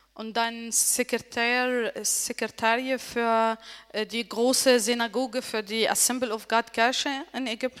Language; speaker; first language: German; non-native, learner; Arabic